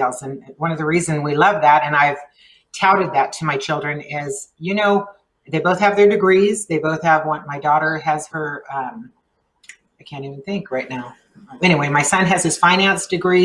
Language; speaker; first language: English; early bilingual, other home language; Spanish